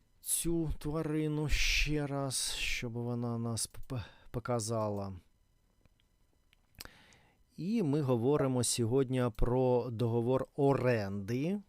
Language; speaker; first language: Ukrainian; non-native, learner; Russian